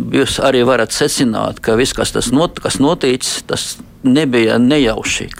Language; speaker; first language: Latvian; non-native, local second language; Russian